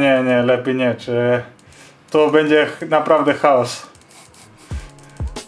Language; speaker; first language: Polish; non-native, learner; Spanish